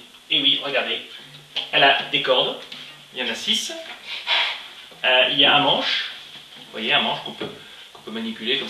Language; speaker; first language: French; native; French